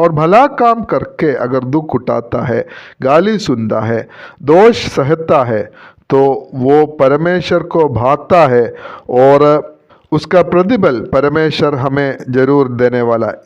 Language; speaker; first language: Hindi; non-native, local second language; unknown